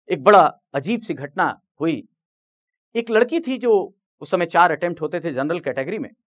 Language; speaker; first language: Hindi; native; Hindi